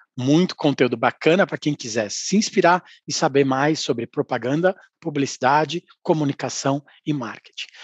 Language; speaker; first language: Portuguese; native; Portuguese